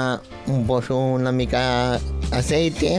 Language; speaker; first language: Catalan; non-native, local second language; Spanish